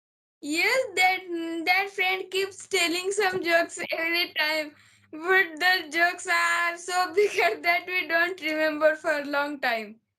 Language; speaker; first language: English; non-native, learner; Marathi